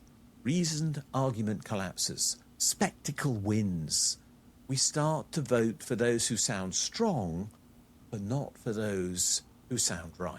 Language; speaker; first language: English; native; English